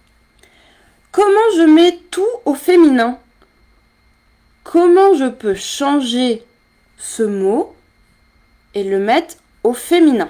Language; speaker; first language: French; native; French